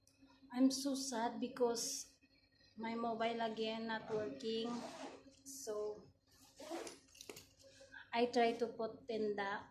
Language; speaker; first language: English; non-native, learner; Filipino